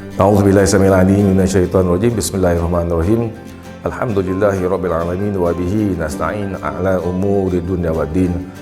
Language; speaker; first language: Malay; native; Malay